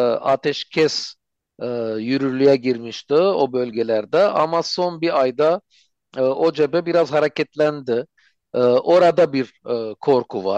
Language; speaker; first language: Turkish; non-native, fluent; Armenian